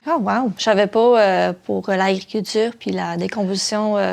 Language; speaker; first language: French; native; French